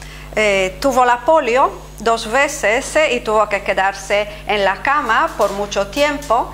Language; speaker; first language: Spanish; non-native, fluent; Italian